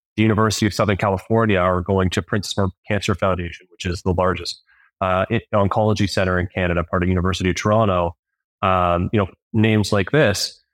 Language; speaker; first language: English; native; English